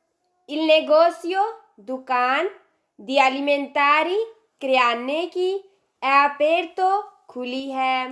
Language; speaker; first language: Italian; non-native, fluent; Urdu